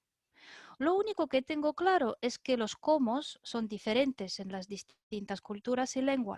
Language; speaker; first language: Spanish; non-native, fluent; Russian